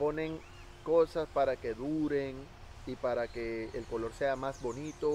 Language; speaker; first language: Spanish; native; Spanish